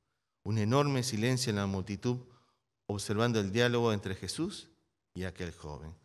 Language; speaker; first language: Spanish; native; Spanish